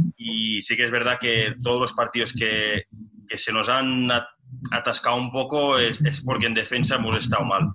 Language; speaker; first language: Spanish; native; Spanish